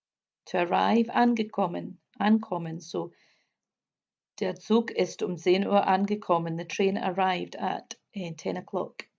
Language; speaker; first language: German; non-native, fluent; English